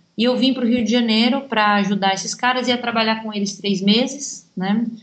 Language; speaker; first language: Portuguese; native; Portuguese